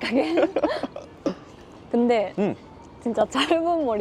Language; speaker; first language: Korean; non-native, learner; Japanese